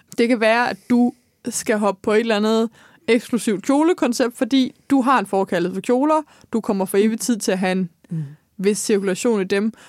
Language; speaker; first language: Danish; native; Danish